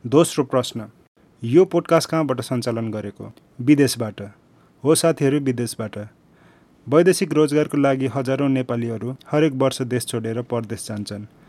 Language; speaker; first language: Nepali; native; Nepali